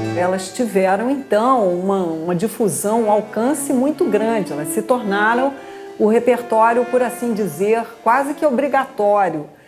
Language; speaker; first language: Portuguese; native; Portuguese